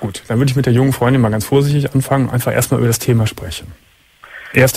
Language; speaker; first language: German; native; German